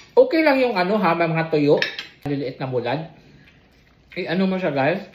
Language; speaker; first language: Filipino; non-native, local second language; Cebuano